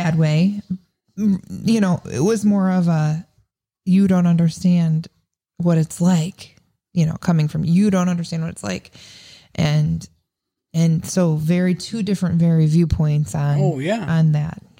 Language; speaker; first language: English; native; English